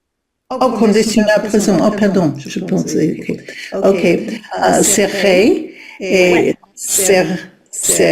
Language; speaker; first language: French; non-native, learner; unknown